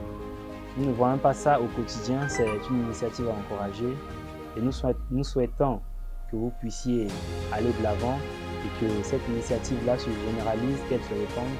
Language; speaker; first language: French; non-native, local second language; Sango